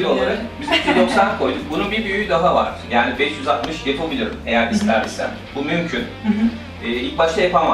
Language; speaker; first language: Turkish; native; Turkish